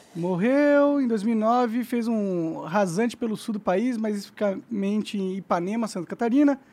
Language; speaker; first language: Portuguese; native; Portuguese